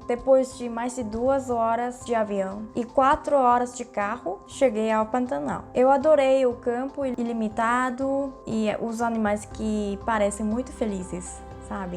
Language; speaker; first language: Portuguese; non-native, fluent; Korean